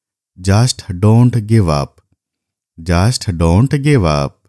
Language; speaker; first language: English; non-native, fluent; Nepali